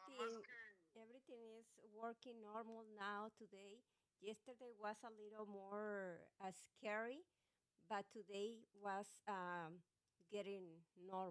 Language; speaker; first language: English; non-native, learner; Spanish